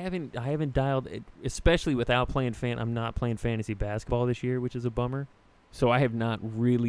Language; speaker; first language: English; native; English